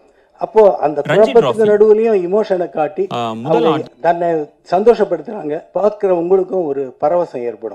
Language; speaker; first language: Tamil; native; Tamil